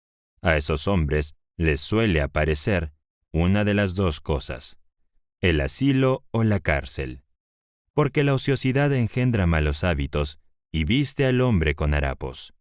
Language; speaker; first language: Spanish; native; Spanish